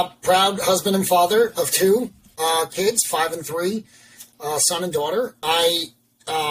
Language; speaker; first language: English; native; English